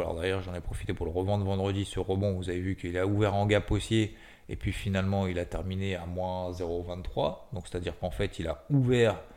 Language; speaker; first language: French; native; French